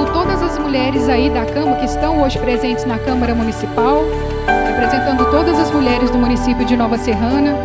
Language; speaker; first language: Portuguese; native; Portuguese